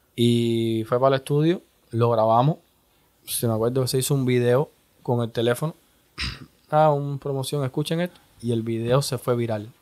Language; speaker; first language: Spanish; native; Spanish